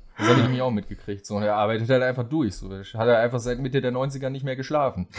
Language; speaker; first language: German; native; German